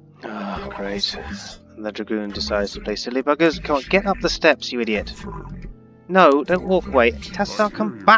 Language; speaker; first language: English; native; English